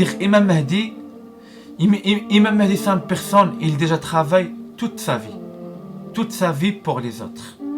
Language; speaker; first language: French; non-native, learner; Arabic